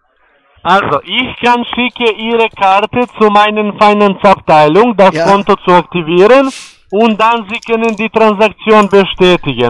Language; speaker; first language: German; non-native, learner; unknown